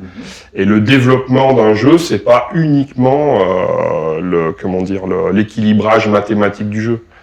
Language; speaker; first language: French; native; French